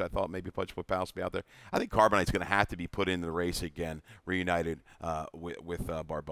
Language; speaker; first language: English; native; English